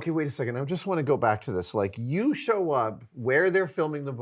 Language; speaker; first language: English; native; English